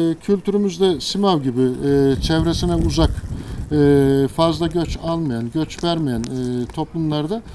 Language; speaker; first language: Turkish; native; Turkish